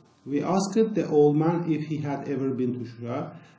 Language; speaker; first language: English; non-native, fluent; Azerbaijani